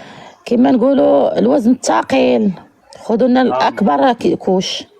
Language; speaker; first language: Arabic; native; Arabic